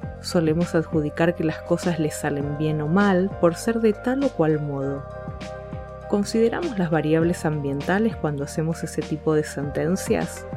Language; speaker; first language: Spanish; native; Spanish